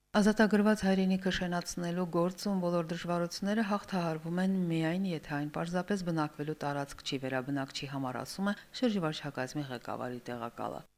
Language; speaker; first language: Armenian; native; Armenian